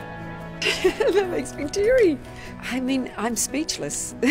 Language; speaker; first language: English; native; English